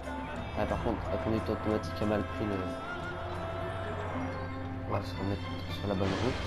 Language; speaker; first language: French; native; French